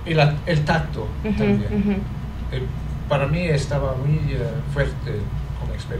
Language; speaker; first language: Spanish; non-native, learner; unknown